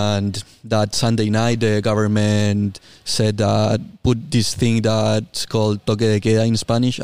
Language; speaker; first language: English; non-native, fluent; Spanish